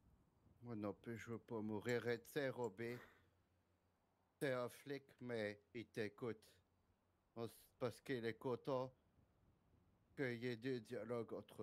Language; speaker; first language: French; native; French